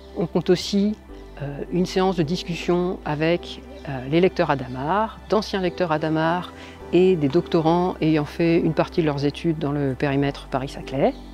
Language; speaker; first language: French; native; French